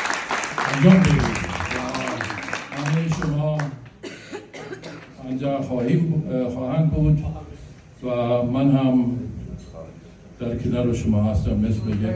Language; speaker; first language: Persian; non-native, fluent; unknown